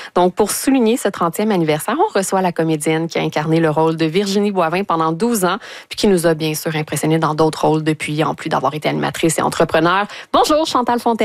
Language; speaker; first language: French; native; French